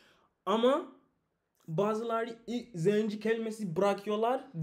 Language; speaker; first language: Turkish; non-native, learner; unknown